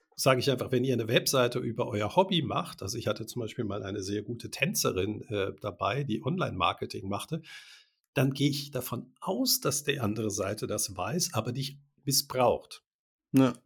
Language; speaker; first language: German; native; German